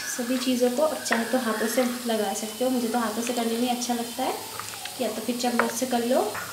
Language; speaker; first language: Hindi; non-native, local second language; Bangla